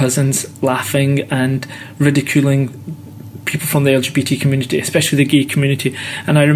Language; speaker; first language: English; native; English